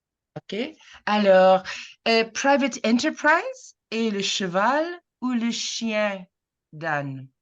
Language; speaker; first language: French; non-native, fluent; English